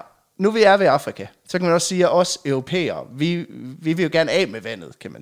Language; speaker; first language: Danish; native; Danish